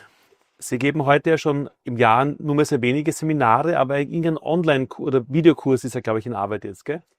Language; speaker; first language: German; native; German